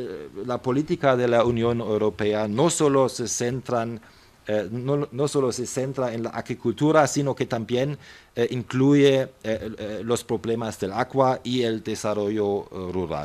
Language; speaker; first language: Spanish; non-native, fluent; German